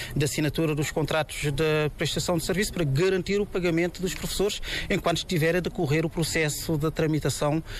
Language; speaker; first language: Portuguese; non-native, local second language; Kabuverdianu